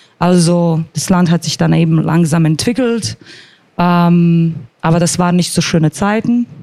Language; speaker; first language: German; non-native, fluent; Croatian